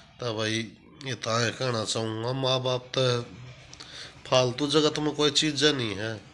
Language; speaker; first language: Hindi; native; Hindi